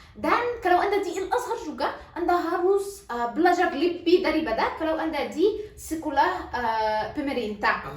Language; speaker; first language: Indonesian; non-native, learner; Arabic